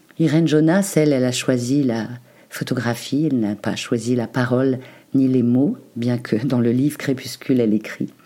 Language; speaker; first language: French; native; French